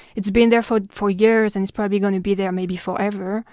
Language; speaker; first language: English; non-native, fluent; French